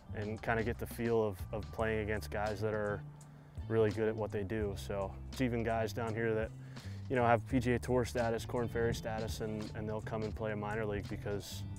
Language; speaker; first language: English; native; English